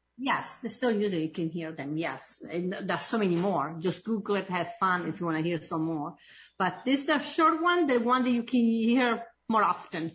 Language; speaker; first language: English; non-native, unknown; Italian